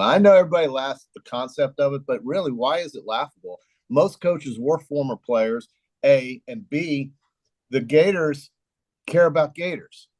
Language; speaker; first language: English; native; English